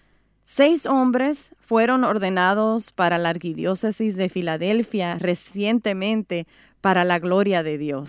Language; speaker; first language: Spanish; native; Spanish